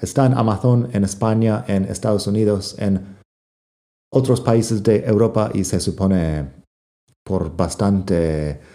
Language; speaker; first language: Spanish; non-native, fluent; English